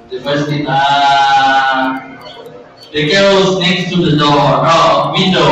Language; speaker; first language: English; non-native, fluent; Thai